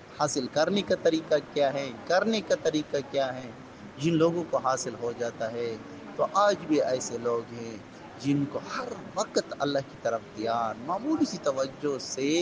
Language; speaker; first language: Urdu; native; Urdu